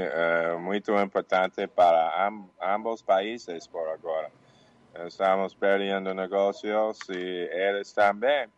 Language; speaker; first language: Portuguese; non-native, learner; English